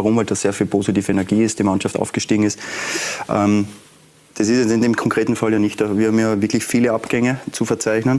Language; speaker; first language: German; native; German